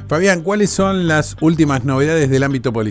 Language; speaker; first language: Spanish; native; Spanish